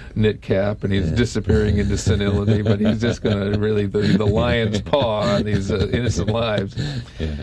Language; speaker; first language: English; native; English